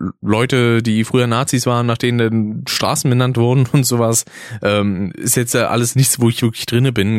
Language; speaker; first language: German; native; German